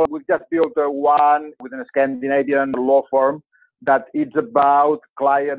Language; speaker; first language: English; non-native, fluent; Spanish